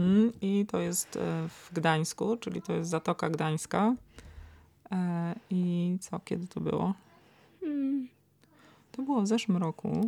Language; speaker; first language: Polish; native; Polish